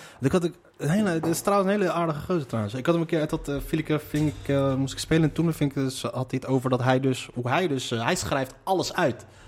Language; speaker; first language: Dutch; early bilingual, other home language; Arabic